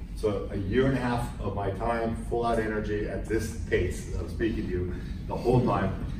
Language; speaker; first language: English; native; English